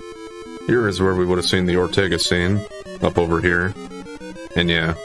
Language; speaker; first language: English; native; English